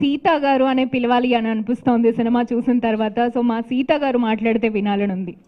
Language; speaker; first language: Telugu; native; Telugu